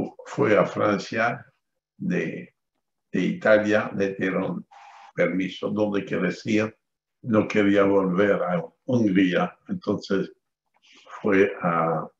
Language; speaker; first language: Spanish; non-native, fluent; French